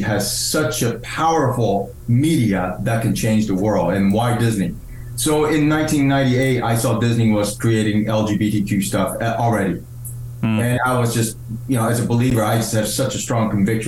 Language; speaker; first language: English; early bilingual, other home language; Chinese